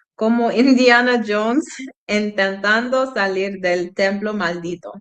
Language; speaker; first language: Spanish; non-native, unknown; English